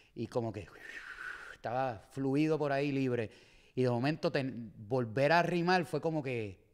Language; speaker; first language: Spanish; native; Spanish